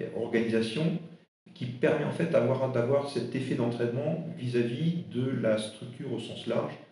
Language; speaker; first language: French; non-native, local second language; Swiss German